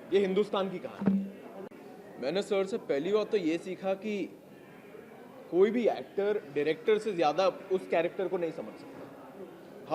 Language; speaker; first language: Hindi; native; Hindi